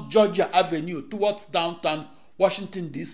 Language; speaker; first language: English; non-native, local second language; Igbo